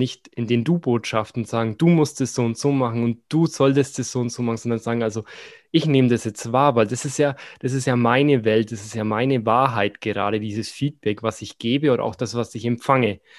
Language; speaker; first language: German; native; German